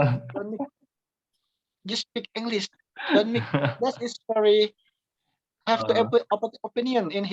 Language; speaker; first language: English; non-native, learner; Indonesian